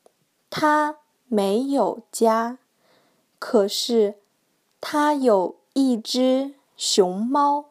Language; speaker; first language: Chinese; non-native, learner; English